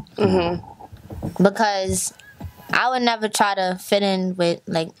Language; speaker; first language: English; native; English